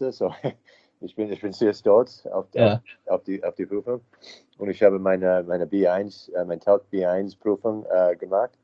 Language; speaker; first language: German; non-native, learner; English